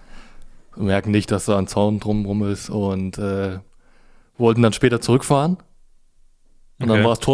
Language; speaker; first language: German; native; German